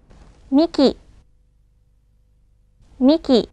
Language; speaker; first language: Japanese; native; Japanese